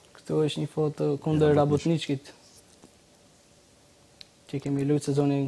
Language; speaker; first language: Albanian; native; Albanian